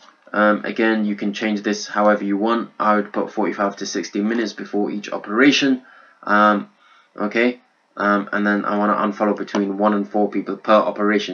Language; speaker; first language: English; native; English